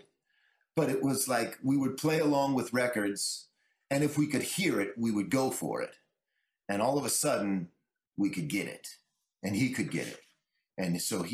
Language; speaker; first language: English; native; English